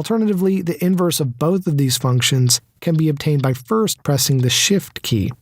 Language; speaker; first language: English; native; English